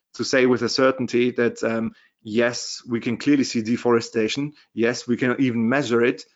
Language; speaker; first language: English; non-native, fluent; German